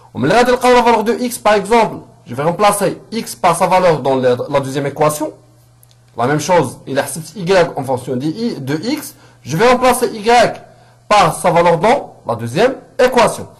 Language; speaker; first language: French; non-native, local second language; Arabic